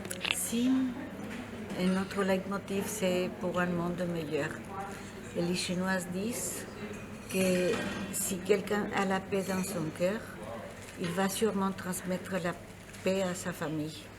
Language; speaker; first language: French; non-native, fluent; Spanish